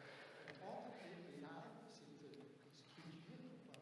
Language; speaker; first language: French; non-native, fluent; Portuguese